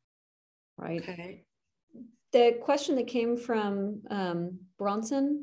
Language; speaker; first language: English; native; English